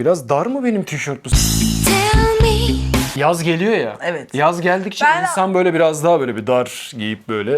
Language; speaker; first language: Turkish; non-native, fluent; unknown